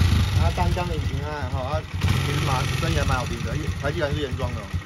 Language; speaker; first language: Chinese; native; Chinese